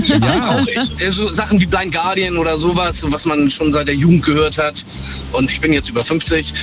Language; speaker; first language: German; native; German